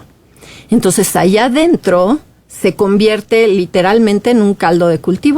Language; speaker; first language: Spanish; native; Spanish